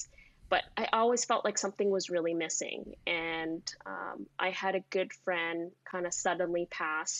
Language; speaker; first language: English; native; English